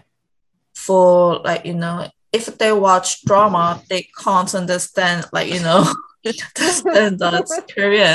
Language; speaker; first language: English; non-native, learner; Korean